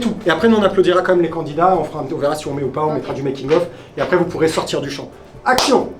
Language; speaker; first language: French; native; French